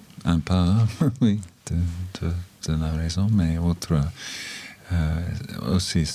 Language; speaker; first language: French; non-native, learner; English